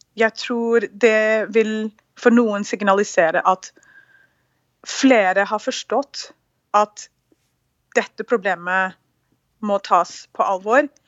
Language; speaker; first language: Norwegian; non-native, fluent; English